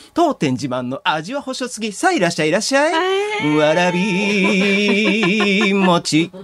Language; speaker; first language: Japanese; native; Japanese